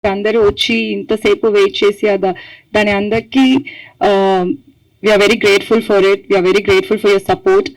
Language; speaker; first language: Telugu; non-native, learner; Tamil